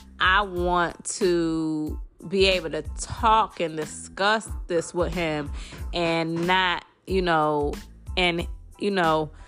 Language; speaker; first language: English; native; English